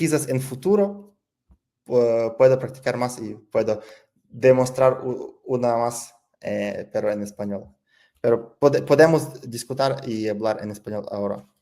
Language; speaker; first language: Spanish; non-native, learner; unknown